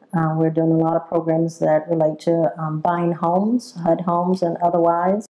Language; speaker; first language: English; native; English